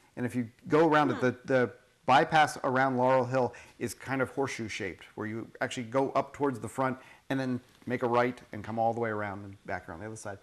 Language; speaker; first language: English; native; English